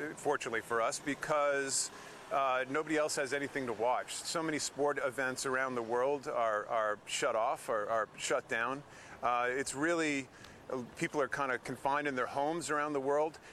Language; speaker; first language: English; native; English